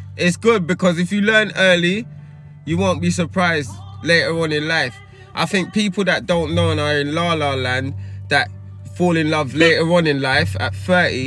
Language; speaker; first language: English; native; English